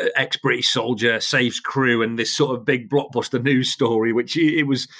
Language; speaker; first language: English; native; English